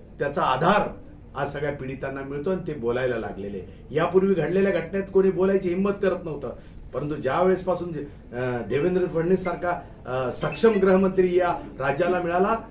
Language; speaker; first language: Marathi; native; Marathi